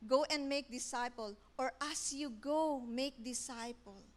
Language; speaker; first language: English; non-native, local second language; Filipino